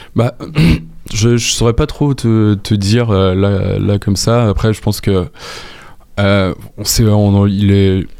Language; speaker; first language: French; native; French